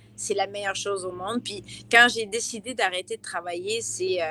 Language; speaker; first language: French; native; French